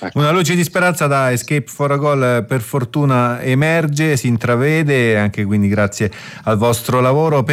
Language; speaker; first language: Italian; native; Italian